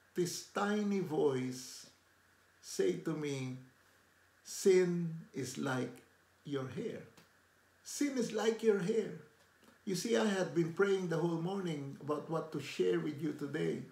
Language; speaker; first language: English; non-native, local second language; Filipino